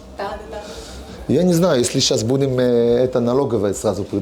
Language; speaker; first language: Russian; early bilingual, heritage; Hebrew